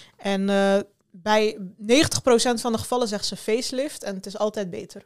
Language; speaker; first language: Dutch; early bilingual, other home language; Turkish